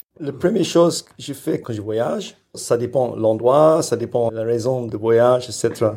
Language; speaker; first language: French; non-native, fluent; English